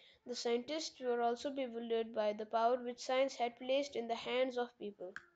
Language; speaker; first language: English; non-native, local second language; Urdu